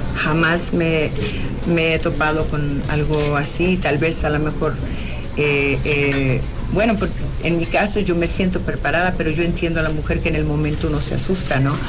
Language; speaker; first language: Spanish; early bilingual, heritage; Spanish